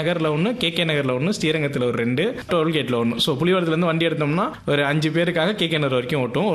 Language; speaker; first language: Tamil; native; Tamil